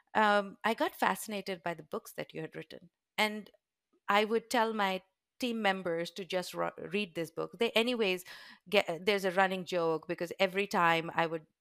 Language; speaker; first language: English; non-native, local second language; Hindi